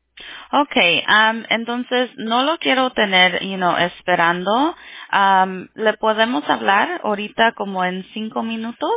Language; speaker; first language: Spanish; early bilingual, heritage; Spanish